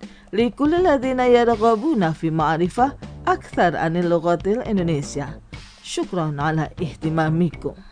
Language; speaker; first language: Arabic; non-native, fluent; Indonesian